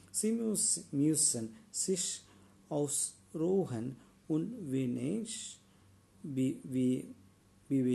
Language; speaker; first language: German; non-native, learner; Malayalam